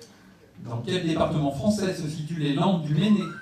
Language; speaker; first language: French; native; French